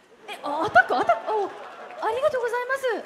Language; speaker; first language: Japanese; native; Japanese